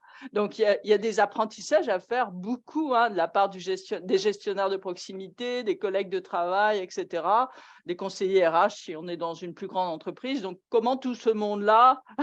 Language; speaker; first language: French; native; French